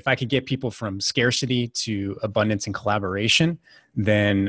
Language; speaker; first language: English; native; English